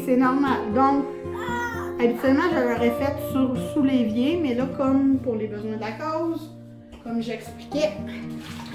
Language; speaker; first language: French; native; French